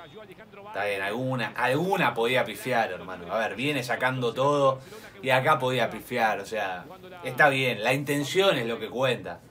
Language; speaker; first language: Spanish; native; Spanish